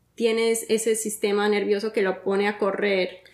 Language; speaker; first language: Spanish; early bilingual, heritage; Spanish